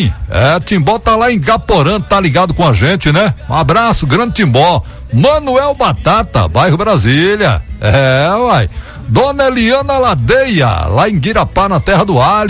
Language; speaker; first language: Portuguese; native; Portuguese